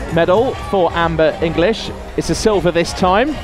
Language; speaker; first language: English; native; English